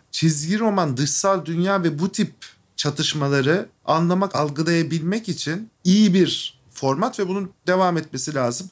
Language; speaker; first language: Turkish; native; Turkish